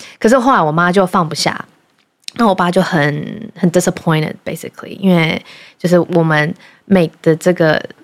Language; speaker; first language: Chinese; early bilingual, heritage; Chinese